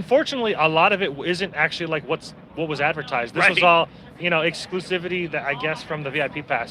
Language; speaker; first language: English; native; English